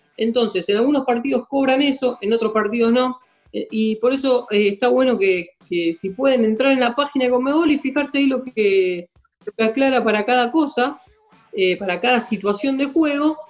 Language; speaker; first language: Spanish; native; Spanish